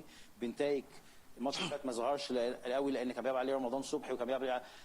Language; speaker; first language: Arabic; native; Arabic